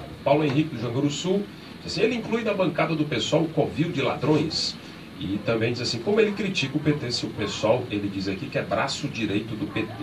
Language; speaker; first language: Portuguese; native; Portuguese